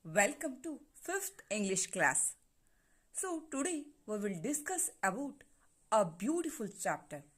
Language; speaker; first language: English; non-native, local second language; Kannada